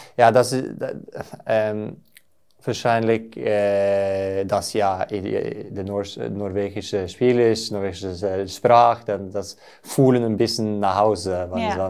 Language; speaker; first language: German; non-native, learner; Norwegian